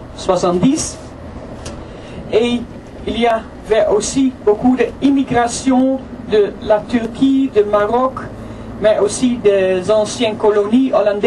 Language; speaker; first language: French; non-native, fluent; Dutch